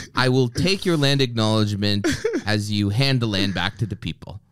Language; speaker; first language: English; native; English